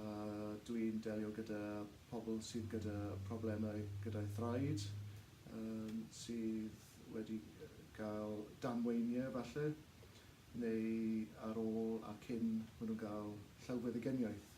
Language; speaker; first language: Welsh; non-native, local second language; English